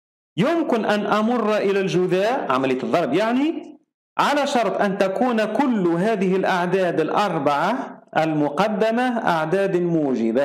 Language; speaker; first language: Arabic; native; Arabic